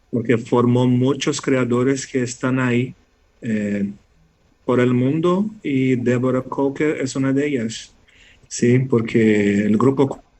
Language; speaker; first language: Spanish; non-native, fluent; Portuguese